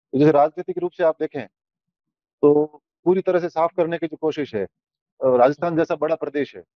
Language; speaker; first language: Hindi; native; Hindi